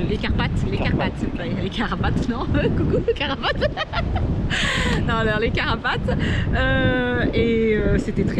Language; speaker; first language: French; native; French